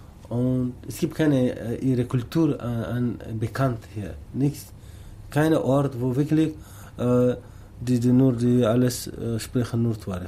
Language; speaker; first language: German; non-native, learner; Tamasheq